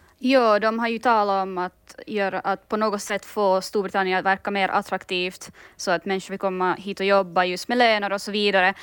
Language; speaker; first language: Swedish; native; Swedish